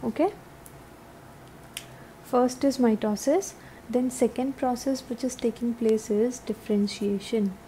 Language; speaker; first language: English; non-native, local second language; Hindi